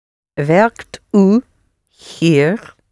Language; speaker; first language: Dutch; non-native, learner; English